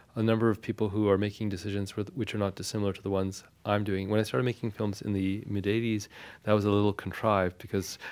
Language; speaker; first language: English; non-native, fluent; Armenian